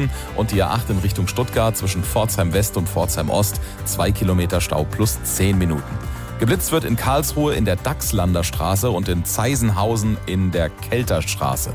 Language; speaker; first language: German; native; German